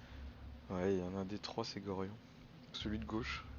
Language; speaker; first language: French; native; French